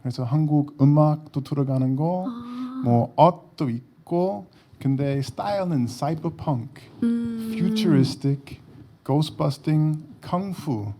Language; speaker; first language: Korean; non-native, learner; English